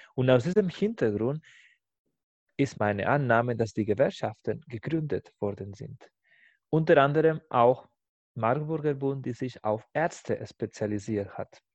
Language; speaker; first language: German; non-native, fluent; Spanish